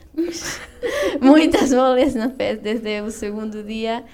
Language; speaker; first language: Portuguese; non-native, learner; Spanish